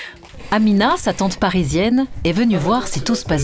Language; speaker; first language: French; native; French